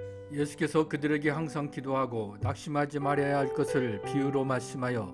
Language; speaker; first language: Korean; native; Korean